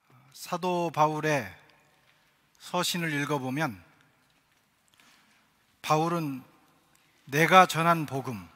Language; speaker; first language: Korean; native; Korean